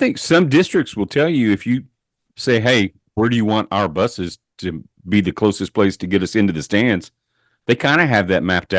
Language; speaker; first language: English; native; English